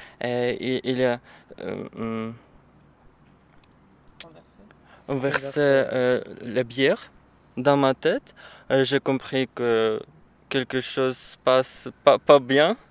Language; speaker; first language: French; non-native, learner; Ukrainian